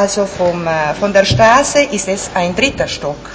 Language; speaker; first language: German; non-native, fluent; Italian